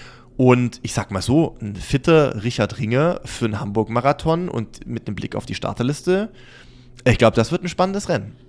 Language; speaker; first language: German; native; German